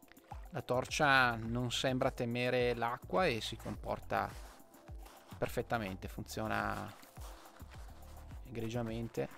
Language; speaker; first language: Italian; native; Italian